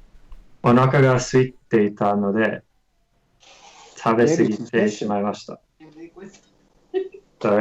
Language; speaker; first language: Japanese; non-native, learner; English